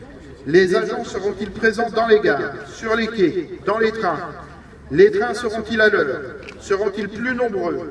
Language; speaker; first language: French; native; French